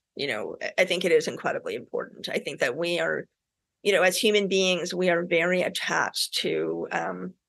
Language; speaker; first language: English; native; English